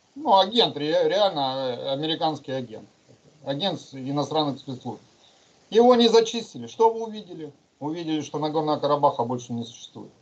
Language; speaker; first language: Russian; native; Russian